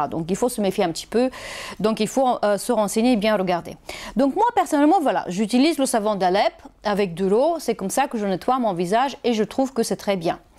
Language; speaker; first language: French; non-native, fluent; Bulgarian